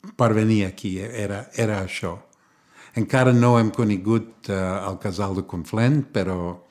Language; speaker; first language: Catalan; non-native, learner; English